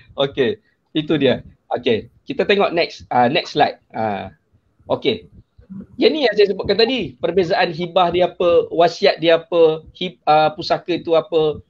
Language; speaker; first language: Malay; native; Malay